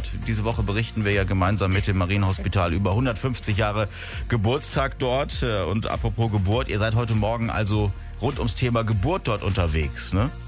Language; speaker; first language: German; native; German